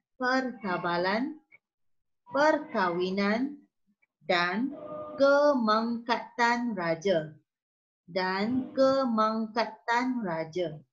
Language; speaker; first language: Malay; native; Malay